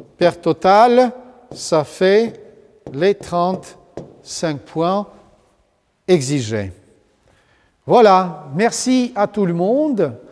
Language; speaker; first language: French; non-native, fluent; Romanian